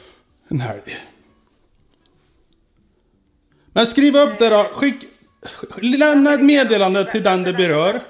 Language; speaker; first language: Swedish; native; Swedish